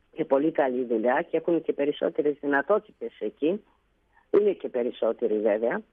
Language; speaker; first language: Greek; early bilingual, heritage; Bulgarian